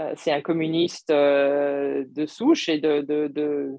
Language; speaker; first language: French; non-native, fluent; English